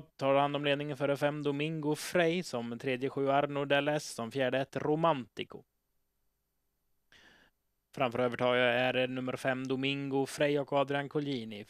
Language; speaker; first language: Swedish; native; Swedish